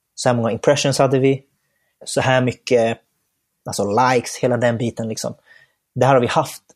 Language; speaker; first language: Swedish; early bilingual, other home language; Bangla